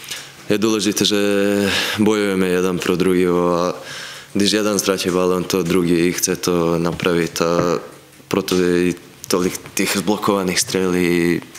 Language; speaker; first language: Czech; non-native, fluent; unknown